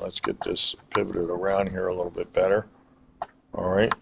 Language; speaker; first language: English; native; English